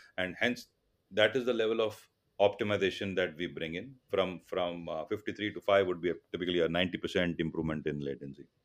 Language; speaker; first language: English; non-native, local second language; Tulu